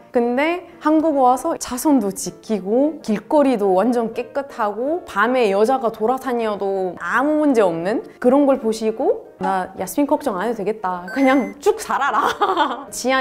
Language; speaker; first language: Korean; non-native, fluent; Arabic